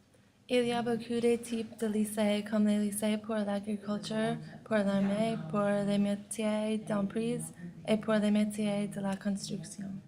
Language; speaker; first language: French; non-native, learner; English